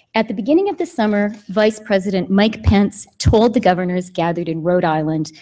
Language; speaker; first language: English; native; English